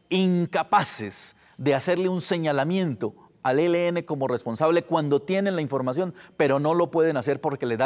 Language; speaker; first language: Spanish; native; Spanish